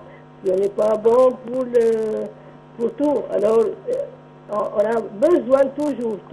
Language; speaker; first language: French; non-native, local second language; Arabic